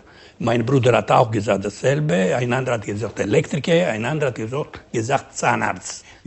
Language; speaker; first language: German; non-native, learner; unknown